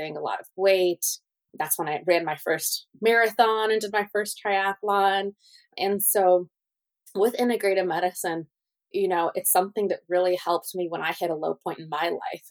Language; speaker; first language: English; native; English